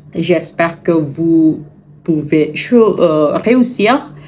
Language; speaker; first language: French; non-native, fluent; Indonesian